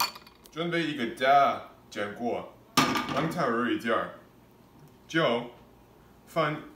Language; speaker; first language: Chinese; non-native, learner; English